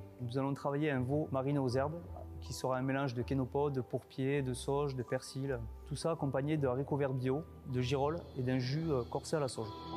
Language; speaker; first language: French; native; French